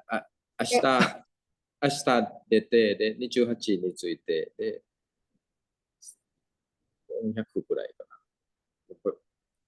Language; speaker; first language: Japanese; non-native, fluent; Thai